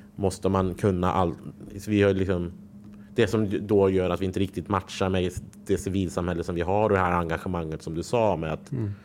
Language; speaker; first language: Swedish; native; Swedish